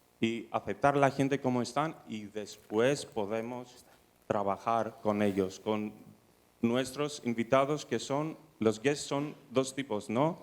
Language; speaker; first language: Spanish; non-native, fluent; Greek